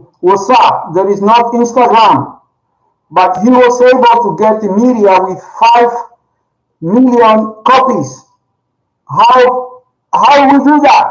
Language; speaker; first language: English; non-native, learner; Spanish